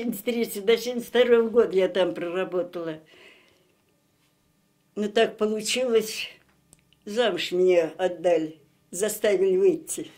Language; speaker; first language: Russian; native; Russian